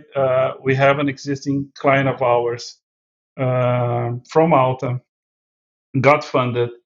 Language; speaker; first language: English; non-native, fluent; Portuguese